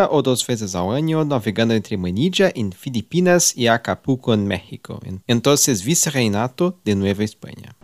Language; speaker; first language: Spanish; non-native, learner; Portuguese